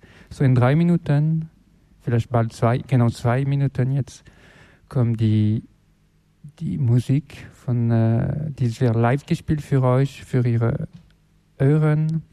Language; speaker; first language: German; non-native, learner; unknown